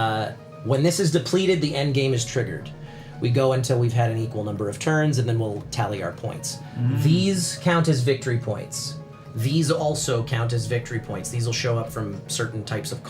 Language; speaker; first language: English; native; English